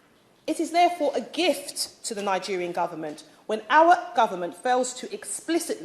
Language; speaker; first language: English; native; English